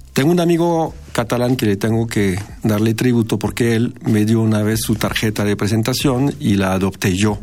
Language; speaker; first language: Spanish; non-native, fluent; French